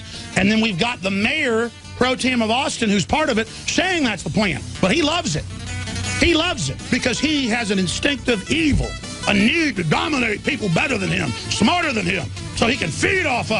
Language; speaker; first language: English; native; English